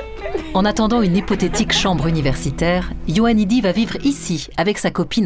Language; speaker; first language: French; native; French